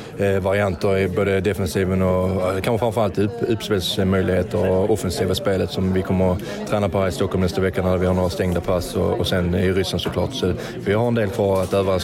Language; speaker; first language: Swedish; native; Swedish